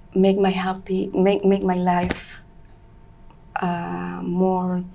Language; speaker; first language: English; non-native, learner; Spanish